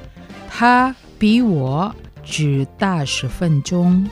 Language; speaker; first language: Chinese; non-native, fluent; Indonesian